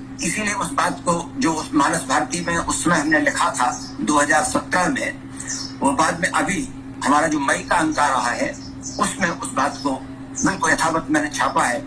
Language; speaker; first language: Hindi; native; Hindi